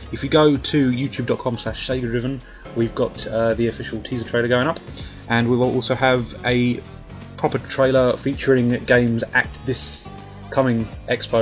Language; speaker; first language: English; native; English